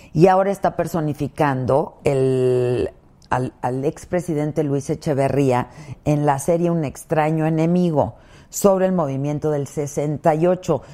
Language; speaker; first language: Spanish; native; Spanish